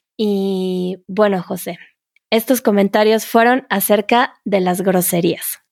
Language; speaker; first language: Spanish; native; Spanish